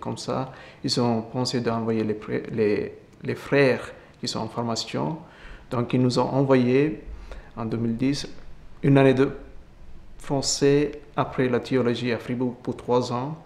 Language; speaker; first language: French; non-native, fluent; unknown